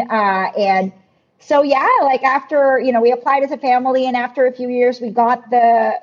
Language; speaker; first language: English; non-native, local second language; Filipino